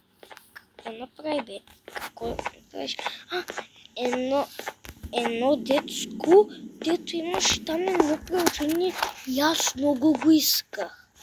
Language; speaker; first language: Bulgarian; non-native, local second language; Turkish